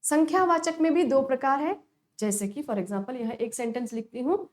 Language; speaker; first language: Hindi; non-native, local second language; Kannada